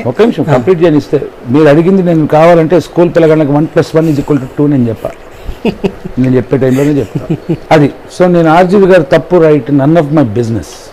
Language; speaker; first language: Telugu; non-native, local second language; Tamil